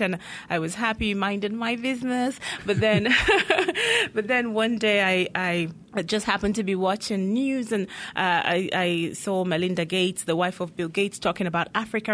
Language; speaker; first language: English; non-native, local second language; Igbo